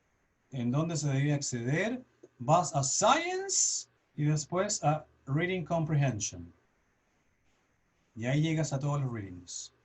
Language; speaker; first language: Spanish; native; Spanish